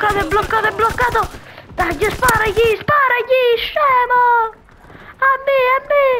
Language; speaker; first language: Italian; native; Italian